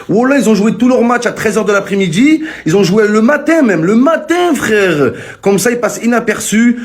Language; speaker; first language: French; native; French